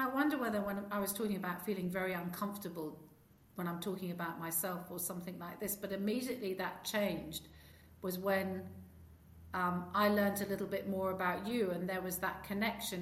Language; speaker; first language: English; native; English